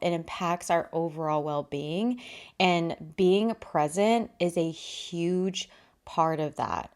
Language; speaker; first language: English; native; English